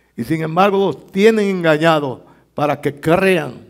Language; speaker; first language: Spanish; native; Spanish